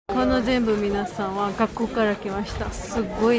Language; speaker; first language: Japanese; non-native, learner; Georgian